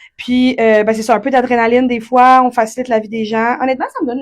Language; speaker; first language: French; native; French